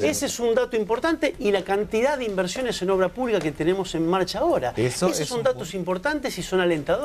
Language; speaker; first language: Spanish; native; Spanish